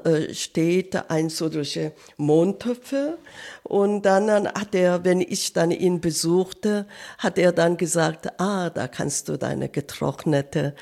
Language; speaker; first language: German; non-native, fluent; Korean